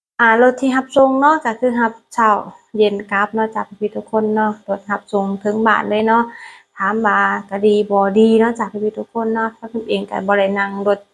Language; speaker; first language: Thai; non-native, learner; Lao